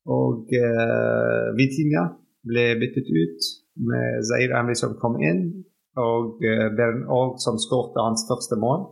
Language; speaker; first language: Norwegian; non-native, fluent; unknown